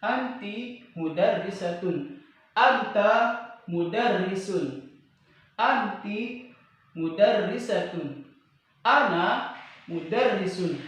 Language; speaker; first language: Arabic; non-native, fluent; Indonesian